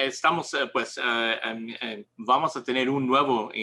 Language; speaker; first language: Spanish; non-native, learner; English